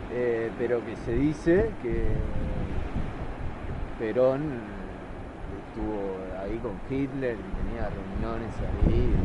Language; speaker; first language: Spanish; native; Spanish